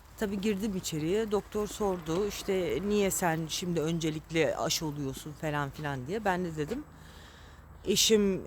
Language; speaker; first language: Turkish; early bilingual, heritage; Turkish